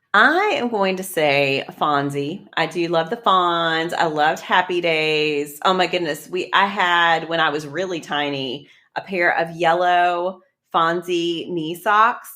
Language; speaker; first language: English; native; English